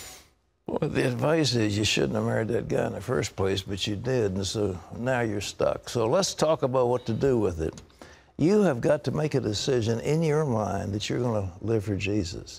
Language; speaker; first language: English; native; English